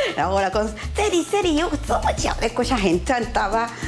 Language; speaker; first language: Chinese; non-native, learner; Spanish